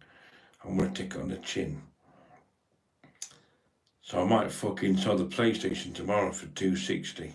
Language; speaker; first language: English; native; English